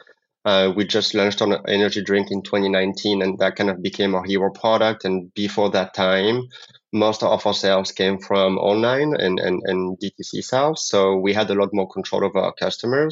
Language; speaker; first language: English; non-native, fluent; French